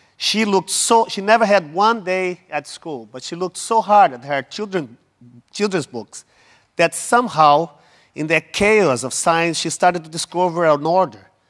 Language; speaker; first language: English; non-native, fluent; Portuguese